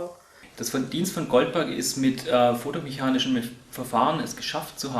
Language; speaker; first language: German; native; German